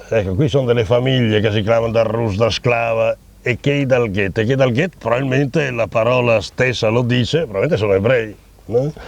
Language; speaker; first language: Italian; non-native, local second language; Friulian